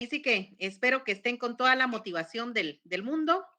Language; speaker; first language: Spanish; native; Spanish